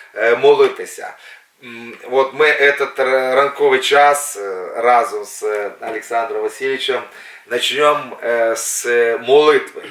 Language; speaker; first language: Ukrainian; non-native, local second language; Russian